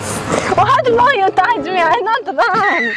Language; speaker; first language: English; non-native, learner; Russian